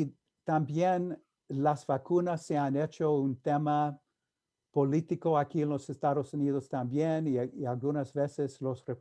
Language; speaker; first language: Spanish; non-native, fluent; English